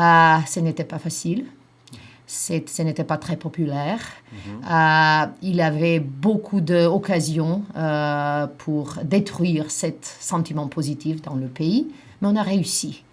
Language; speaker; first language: French; non-native, fluent; Macedonian